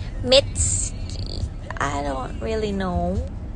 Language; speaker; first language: English; non-native, fluent; Thai